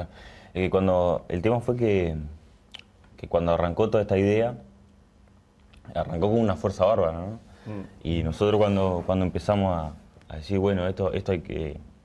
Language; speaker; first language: Spanish; native; Spanish